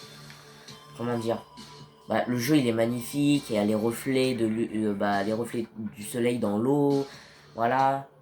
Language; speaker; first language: French; native; French